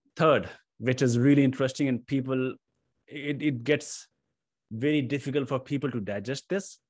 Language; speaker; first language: English; non-native, local second language; Hindi